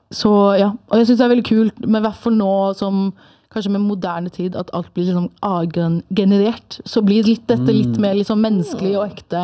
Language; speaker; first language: Norwegian; early bilingual, other home language; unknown